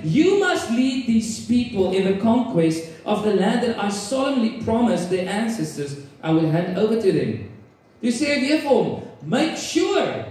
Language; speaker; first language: English; non-native, local second language; Afrikaans